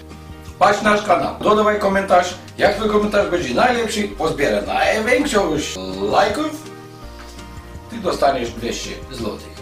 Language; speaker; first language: Polish; non-native, fluent; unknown